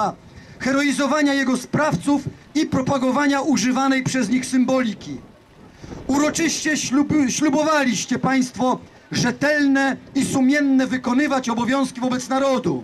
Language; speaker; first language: Polish; native; Polish